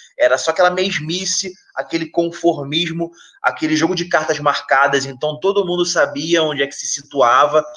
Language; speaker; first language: Portuguese; native; Portuguese